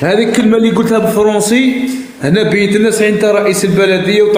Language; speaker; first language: Arabic; native; Arabic